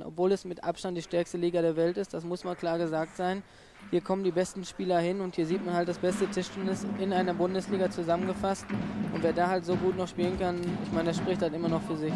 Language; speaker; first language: German; native; German